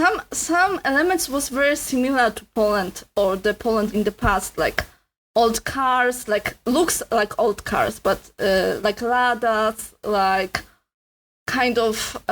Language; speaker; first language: English; non-native, learner; Polish